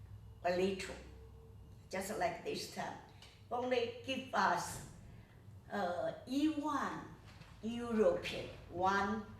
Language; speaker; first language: English; non-native, learner; Chinese